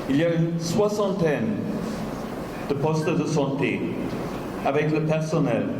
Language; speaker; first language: French; non-native, fluent; German